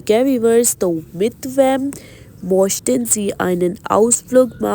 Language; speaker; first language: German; non-native, learner; Urdu